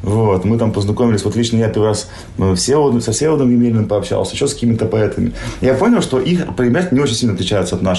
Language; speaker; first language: Russian; native; Russian